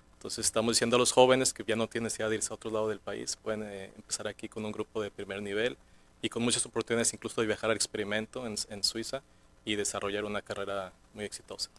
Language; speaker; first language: Spanish; native; Spanish